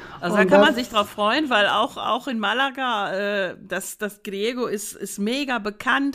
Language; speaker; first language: German; native; German